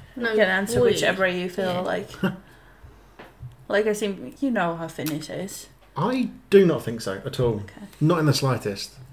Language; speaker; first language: English; native; English